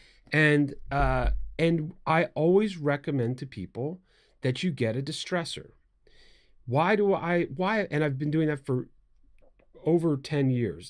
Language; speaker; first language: English; native; English